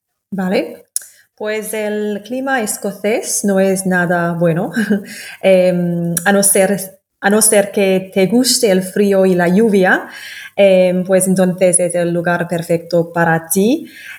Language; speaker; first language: Spanish; non-native, fluent; English